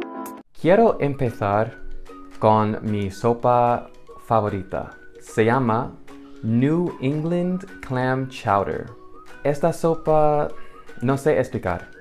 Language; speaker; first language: Spanish; non-native, fluent; English